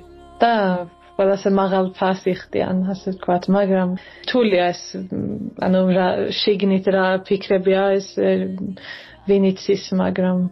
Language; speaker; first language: Georgian; early bilingual, heritage; Georgian